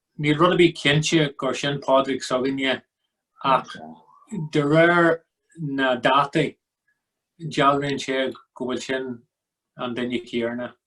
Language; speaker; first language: Irish; non-native, local second language; English